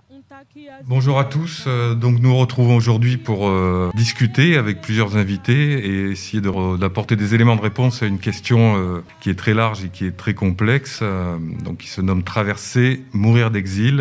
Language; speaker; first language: French; native; French